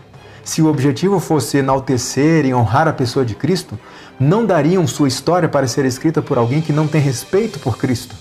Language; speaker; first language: Portuguese; native; Portuguese